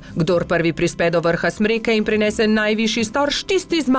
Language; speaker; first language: Slovenian; native; Slovenian